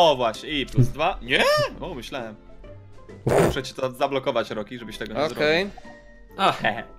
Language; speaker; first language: Polish; native; Polish